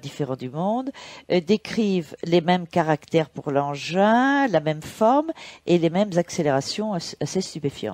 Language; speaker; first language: French; native; French